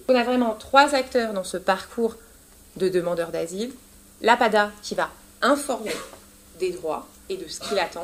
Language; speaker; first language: French; native; French